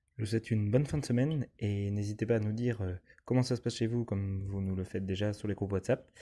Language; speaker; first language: French; native; French